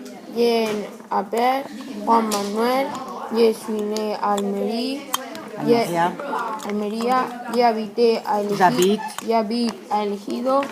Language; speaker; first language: French; non-native, learner; Spanish